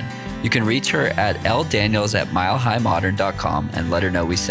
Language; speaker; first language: English; native; English